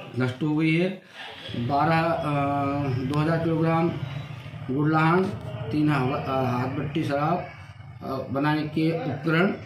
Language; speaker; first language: Hindi; native; Hindi